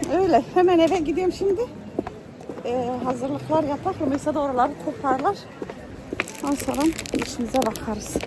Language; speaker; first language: Turkish; early bilingual, heritage; Turkish